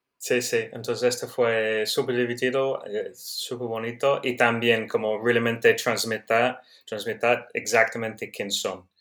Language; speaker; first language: Spanish; non-native, learner; English